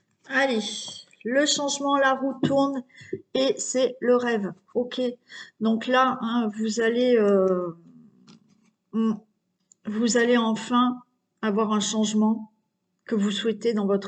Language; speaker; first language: French; native; French